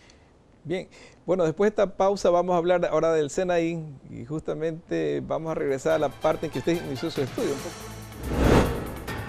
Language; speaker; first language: Spanish; native; Spanish